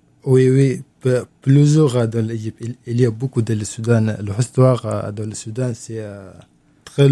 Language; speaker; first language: French; non-native, learner; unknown